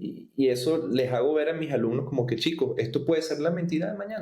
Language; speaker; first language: Spanish; native; Spanish